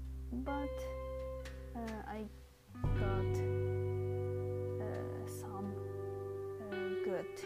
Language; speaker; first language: English; non-native, learner; Japanese